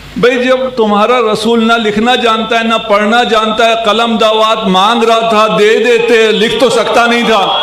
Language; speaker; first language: Urdu; non-native, local second language; Punjabi